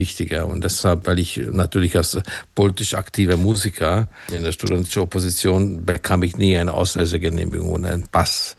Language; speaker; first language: German; non-native, fluent; Hungarian